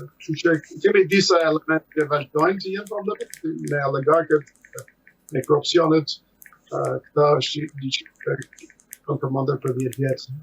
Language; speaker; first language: Albanian; non-native, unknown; English